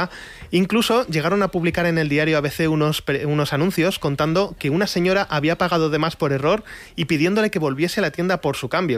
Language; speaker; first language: Spanish; native; Spanish